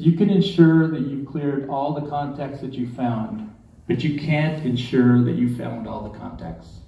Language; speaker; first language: English; native; English